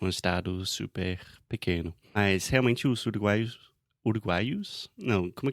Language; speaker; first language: Portuguese; non-native, fluent; English